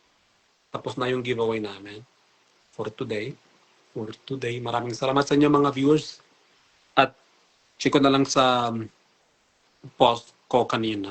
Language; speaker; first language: Filipino; non-native, learner; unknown